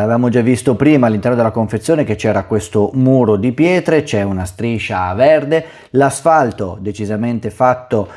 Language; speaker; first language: Italian; native; Italian